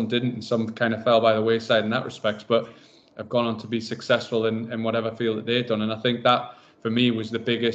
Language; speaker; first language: English; native; English